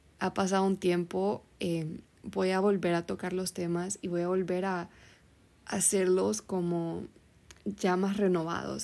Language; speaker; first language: Spanish; early bilingual, heritage; Spanish